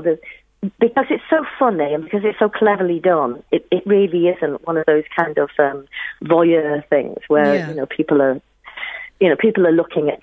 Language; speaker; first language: English; native; English